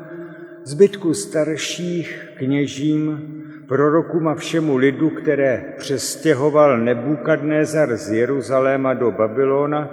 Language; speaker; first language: Czech; native; Czech